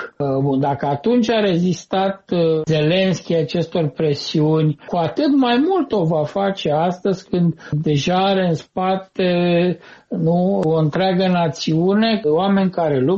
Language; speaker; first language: Romanian; native; Romanian